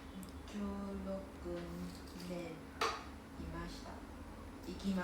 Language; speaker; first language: Japanese; non-native, learner; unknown